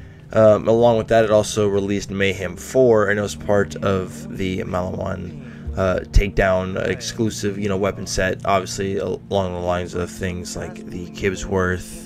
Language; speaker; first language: English; native; English